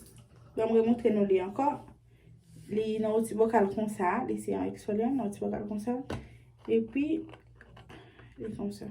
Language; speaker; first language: French; non-native, learner; Haitian Creole